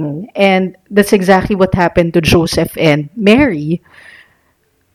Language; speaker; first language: English; non-native, local second language; Filipino